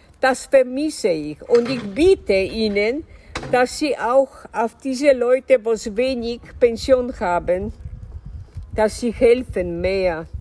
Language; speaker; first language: German; non-native, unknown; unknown